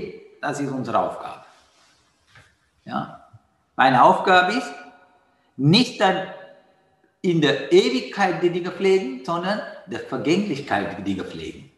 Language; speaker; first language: German; non-native, learner; Sinhala